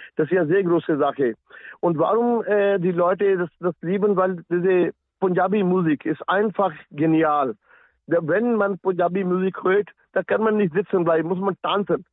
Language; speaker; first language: German; non-native, fluent; Punjabi